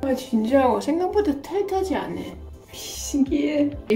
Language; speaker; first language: Korean; non-native, fluent; Dutch